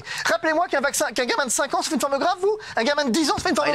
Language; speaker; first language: French; native; French